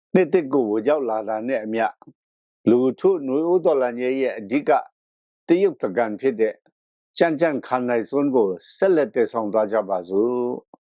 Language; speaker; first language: Burmese; non-native, local second language; Kachin